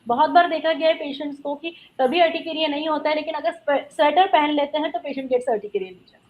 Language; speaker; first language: Hindi; non-native, local second language; Marathi